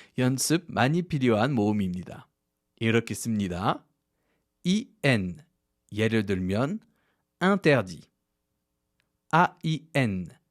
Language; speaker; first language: Korean; non-native, fluent; French